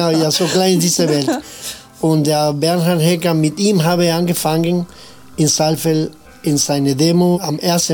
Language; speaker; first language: German; non-native, fluent; Spanish